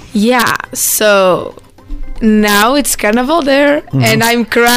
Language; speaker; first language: English; non-native, learner; Portuguese